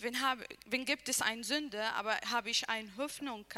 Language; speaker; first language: German; non-native, learner; Arabic